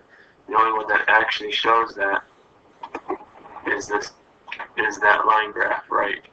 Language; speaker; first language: English; native; English